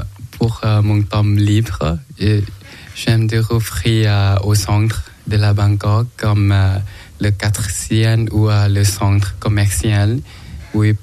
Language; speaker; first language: French; non-native, learner; Thai